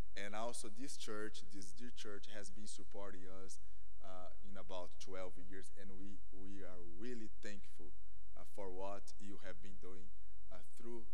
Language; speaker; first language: English; non-native, fluent; Portuguese